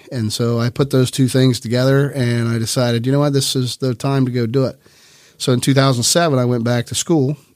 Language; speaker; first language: English; native; English